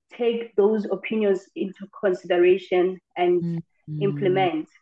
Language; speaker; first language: English; non-native, local second language; Xhosa